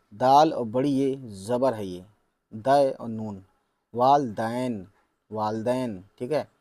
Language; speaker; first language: Hindi; native; Hindi